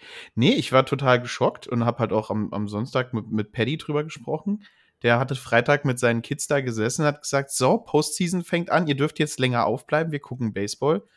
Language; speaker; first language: German; native; German